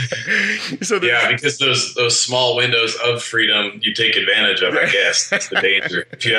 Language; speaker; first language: English; native; English